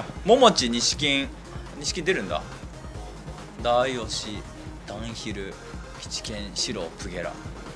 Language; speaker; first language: Japanese; native; Japanese